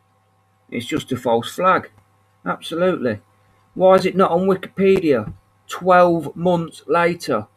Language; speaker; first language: English; native; English